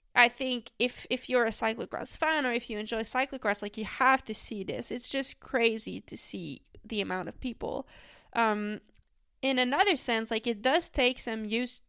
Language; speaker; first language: English; non-native, fluent; French